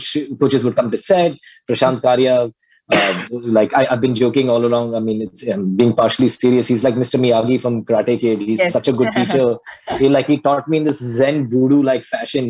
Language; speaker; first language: English; native; English